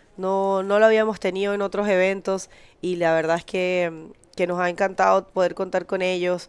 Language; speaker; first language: Spanish; native; Spanish